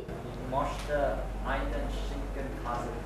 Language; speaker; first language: German; non-native, learner; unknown